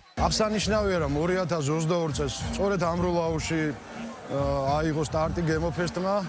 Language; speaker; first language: Georgian; native; Georgian